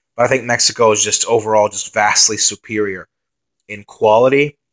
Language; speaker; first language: English; native; English